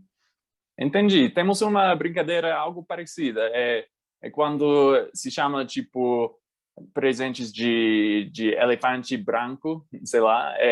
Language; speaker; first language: Portuguese; non-native, fluent; English